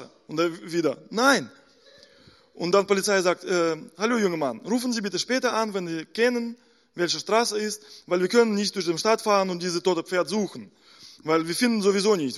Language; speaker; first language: German; non-native, fluent; Russian